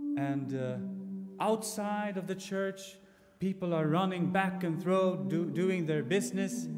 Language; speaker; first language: English; non-native, fluent; Swedish